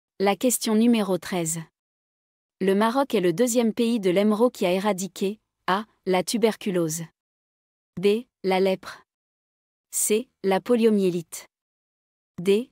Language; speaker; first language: French; non-native, local second language; Arabic